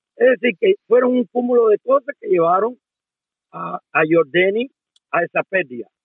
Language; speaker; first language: Spanish; native; Spanish